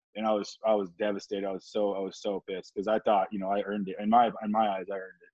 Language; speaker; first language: English; native; English